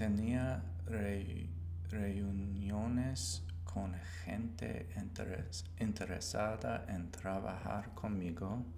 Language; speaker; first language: Spanish; non-native, learner; English